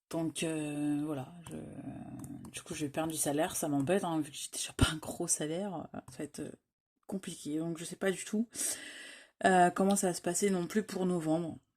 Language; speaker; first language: French; native; French